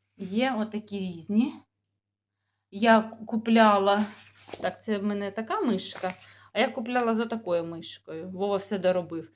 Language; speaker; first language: Ukrainian; non-native, local second language; Russian